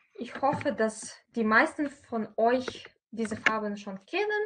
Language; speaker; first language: German; non-native, fluent; Russian